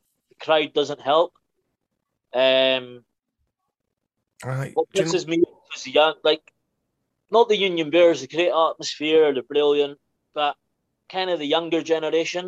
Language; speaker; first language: English; native; English